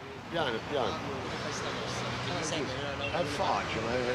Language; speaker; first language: Italian; native; Italian